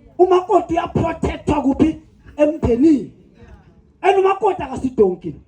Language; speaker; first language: Zulu; non-native, local second language; South Ndebele